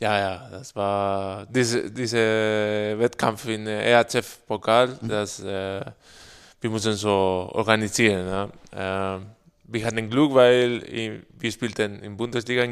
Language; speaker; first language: German; non-native, learner; Spanish